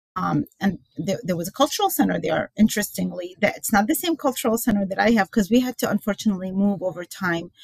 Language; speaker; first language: English; early bilingual, other home language; Arabic